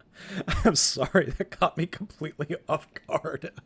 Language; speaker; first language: English; native; English